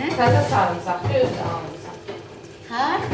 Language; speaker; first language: Russian; non-native, local second language; Azerbaijani